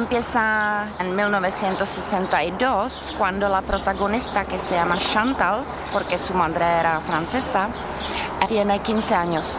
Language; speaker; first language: Spanish; non-native, learner; Czech